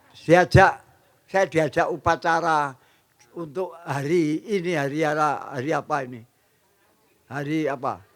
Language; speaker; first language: Indonesian; non-native, local second language; Javanese